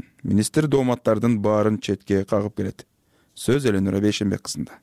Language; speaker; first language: Kyrgyz; native; Kyrgyz